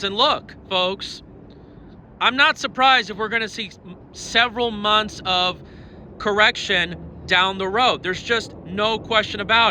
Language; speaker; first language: English; native; English